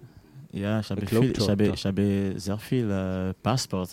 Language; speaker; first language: German; non-native, learner; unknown